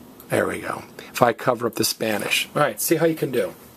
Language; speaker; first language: English; native; English